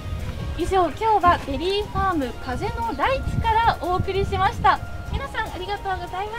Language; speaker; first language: Japanese; native; Japanese